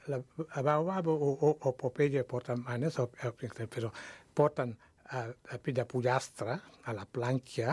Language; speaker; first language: Catalan; non-native, learner; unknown